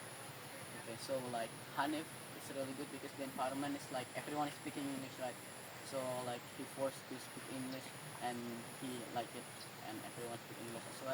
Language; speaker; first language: English; non-native, learner; Indonesian